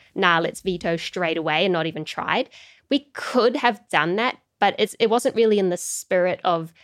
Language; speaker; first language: English; native; English